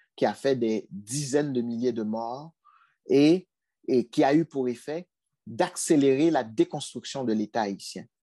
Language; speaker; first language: French; non-native, local second language; Haitian Creole